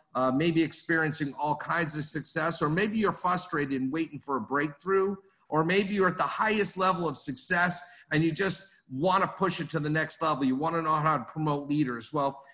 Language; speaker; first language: English; native; English